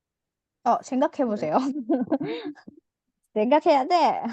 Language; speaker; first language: Korean; non-native, fluent; Indonesian